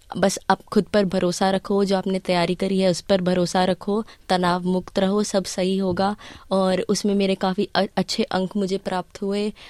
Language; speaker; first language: Hindi; early bilingual, heritage; Hindi